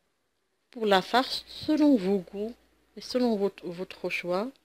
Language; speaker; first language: French; non-native, local second language; Arabic